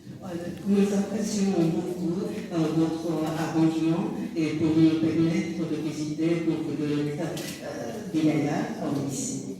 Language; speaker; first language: French; non-native, learner; Japanese